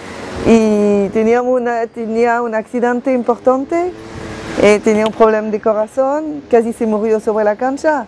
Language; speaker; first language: Spanish; non-native, fluent; French